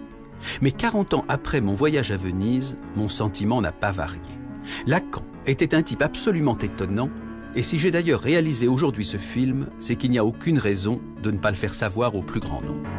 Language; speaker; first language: French; native; French